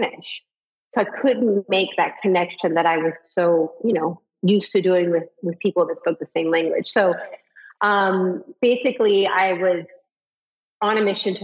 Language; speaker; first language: English; native; English